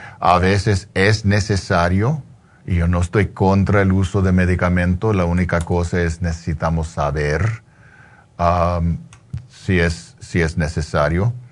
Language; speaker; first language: Spanish; early bilingual, heritage; Spanish